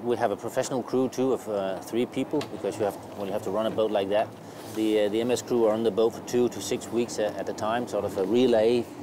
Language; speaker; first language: English; non-native, fluent; Danish